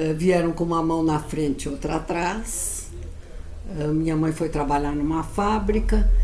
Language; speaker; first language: Portuguese; early bilingual, other home language; Yiddish